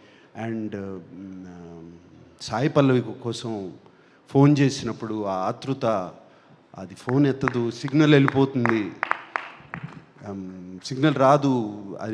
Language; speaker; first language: Telugu; native; Telugu